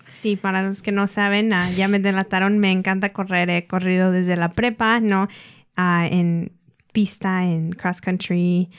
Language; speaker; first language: Spanish; early bilingual, heritage; Spanish